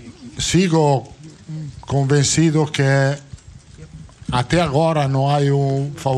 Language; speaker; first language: Portuguese; non-native, fluent; Italian